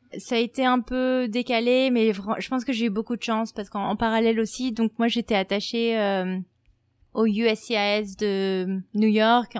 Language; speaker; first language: French; native; French